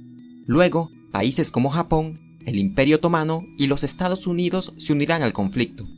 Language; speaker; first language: Spanish; native; Spanish